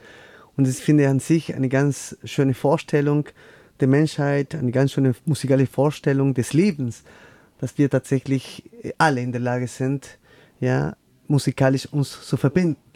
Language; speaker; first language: German; non-native, fluent; Spanish